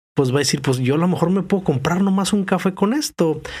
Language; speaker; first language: Spanish; native; Spanish